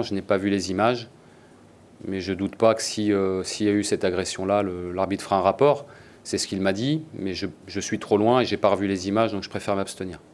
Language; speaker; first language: French; native; French